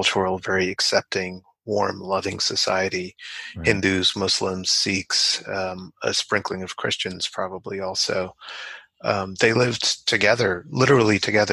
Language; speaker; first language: English; native; English